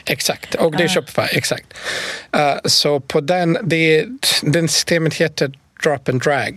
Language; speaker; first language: Swedish; non-native, fluent; Bosnian